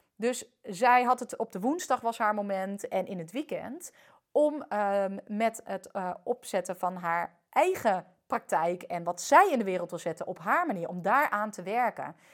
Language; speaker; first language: Dutch; early bilingual, other home language; French